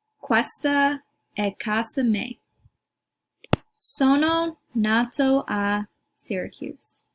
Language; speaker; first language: Italian; non-native, learner; English